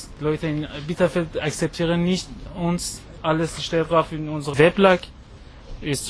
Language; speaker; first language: German; non-native, learner; Persian